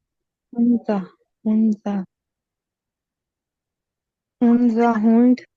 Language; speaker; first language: German; non-native, learner; Hindi